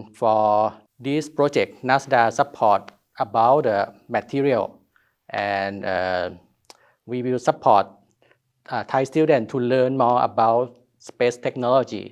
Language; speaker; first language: English; non-native, learner; Thai